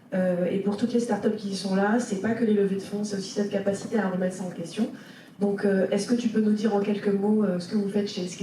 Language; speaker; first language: French; native; French